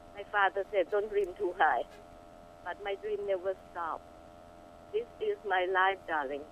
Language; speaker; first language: English; non-native, fluent; Thai